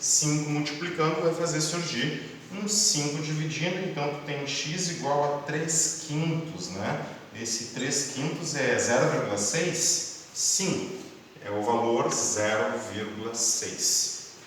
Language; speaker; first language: Portuguese; native; Portuguese